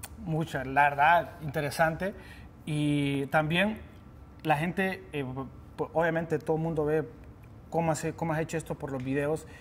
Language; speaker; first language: Spanish; native; Spanish